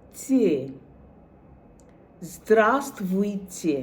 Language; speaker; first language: Russian; non-native, fluent; Bangla